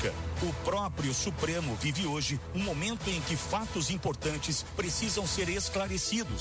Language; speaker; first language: Portuguese; native; Portuguese